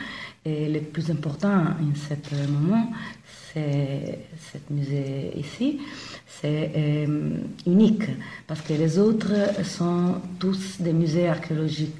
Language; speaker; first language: French; non-native, fluent; Italian